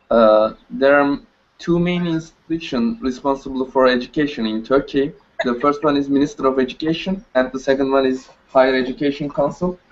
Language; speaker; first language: English; non-native, learner; Turkish